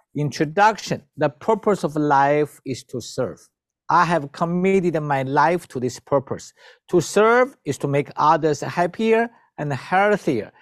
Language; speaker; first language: English; non-native, learner; Chinese